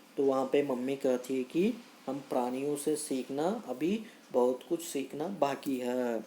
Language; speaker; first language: Hindi; non-native, local second language; Kannada